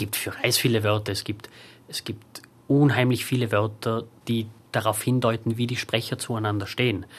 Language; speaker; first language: German; native; German